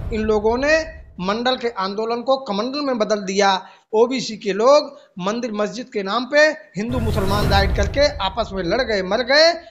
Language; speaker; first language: Hindi; native; Hindi